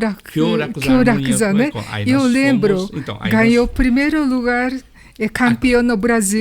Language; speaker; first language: Portuguese; non-native, learner; Japanese